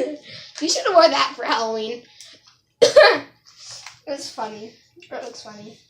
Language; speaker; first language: English; native; English